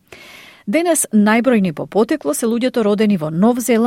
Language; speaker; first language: Macedonian; native; Macedonian